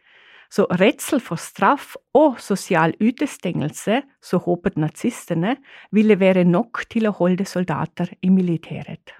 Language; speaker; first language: Norwegian; non-native, fluent; German